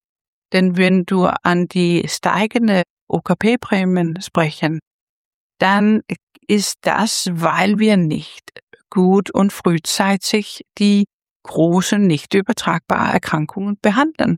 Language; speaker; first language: German; non-native, fluent; Danish